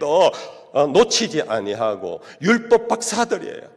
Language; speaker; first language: Korean; native; Korean